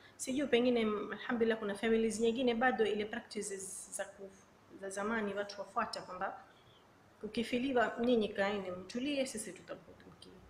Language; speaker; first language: Swahili; native; Swahili